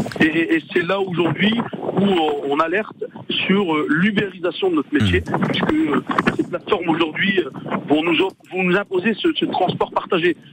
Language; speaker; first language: French; native; French